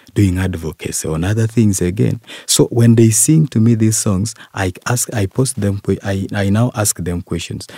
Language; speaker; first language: English; non-native, local second language; Kalenjin